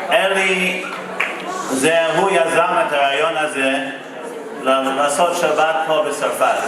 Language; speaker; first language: Hebrew; non-native, fluent; English